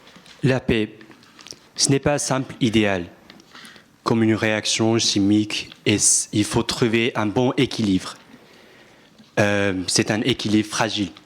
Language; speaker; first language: French; non-native, fluent; Japanese